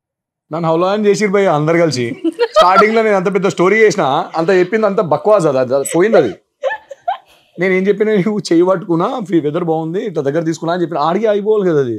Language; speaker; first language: Telugu; native; Telugu